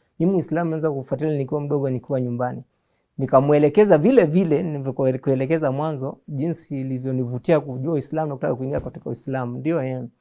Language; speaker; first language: Swahili; native; Swahili